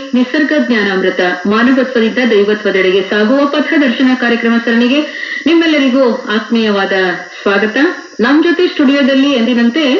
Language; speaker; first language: Kannada; native; Kannada